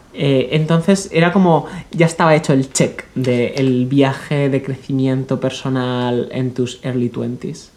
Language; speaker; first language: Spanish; native; Spanish